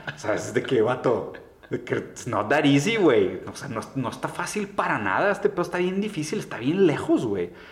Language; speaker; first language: Spanish; early bilingual, other home language; Portuguese